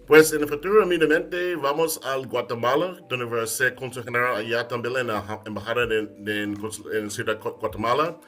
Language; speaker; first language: Spanish; non-native, fluent; English